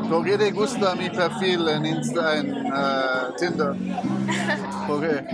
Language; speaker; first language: Spanish; non-native, learner; German